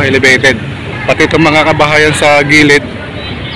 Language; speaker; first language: Filipino; native; Filipino